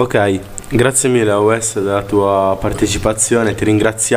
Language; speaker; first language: Italian; native; Italian